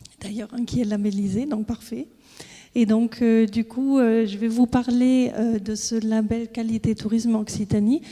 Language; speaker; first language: French; non-native, fluent; German